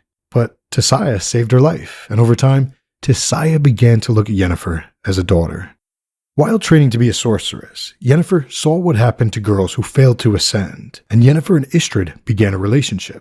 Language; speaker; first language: English; native; English